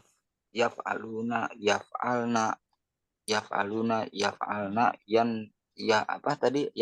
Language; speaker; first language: Arabic; non-native, learner; Indonesian